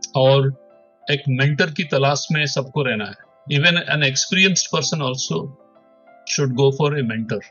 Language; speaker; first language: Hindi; non-native, local second language; Odia